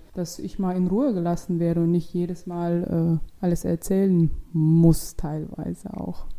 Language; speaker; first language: German; non-native, fluent; Russian